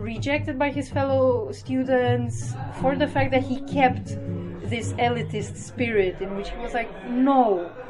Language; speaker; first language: English; non-native, fluent; Romanian